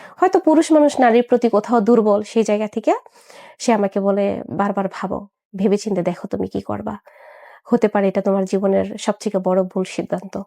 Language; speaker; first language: Bangla; native; Bangla